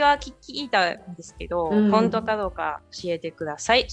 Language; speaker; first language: Japanese; non-native, fluent; Spanish